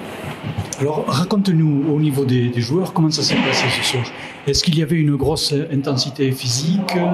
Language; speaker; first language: French; native; French